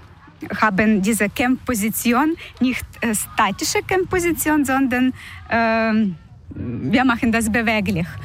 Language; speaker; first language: German; non-native, fluent; Portuguese